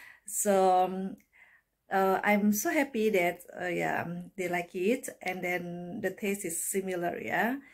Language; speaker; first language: English; non-native, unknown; Indonesian